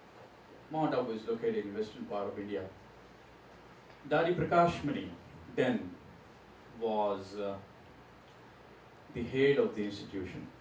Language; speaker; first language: English; non-native, local second language; Gujarati